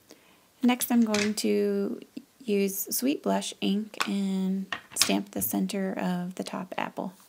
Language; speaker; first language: English; native; English